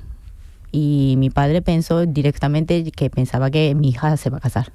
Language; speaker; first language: Spanish; non-native, fluent; Japanese